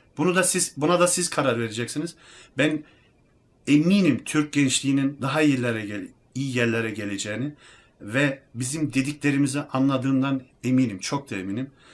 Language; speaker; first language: Turkish; early bilingual, heritage; Turkish